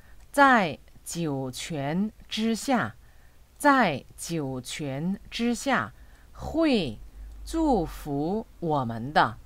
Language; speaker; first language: Chinese; non-native, fluent; Korean